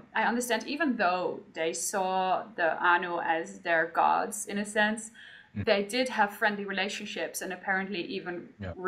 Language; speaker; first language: English; non-native, fluent; Dutch